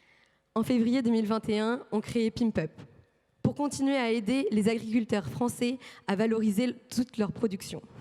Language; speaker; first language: French; native; French